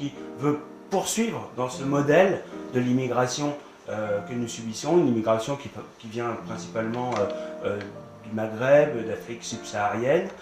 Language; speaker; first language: French; native; French